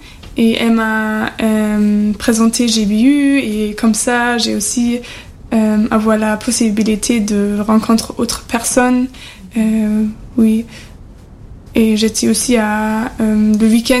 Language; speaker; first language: French; non-native, fluent; German